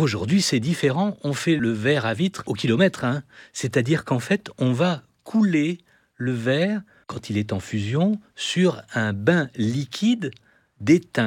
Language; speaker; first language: French; native; French